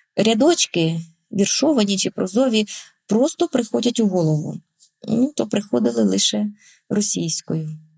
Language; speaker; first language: Ukrainian; non-native, local second language; Russian